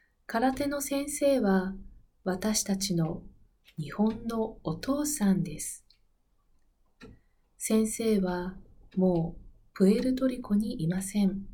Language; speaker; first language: Japanese; non-native, learner; Spanish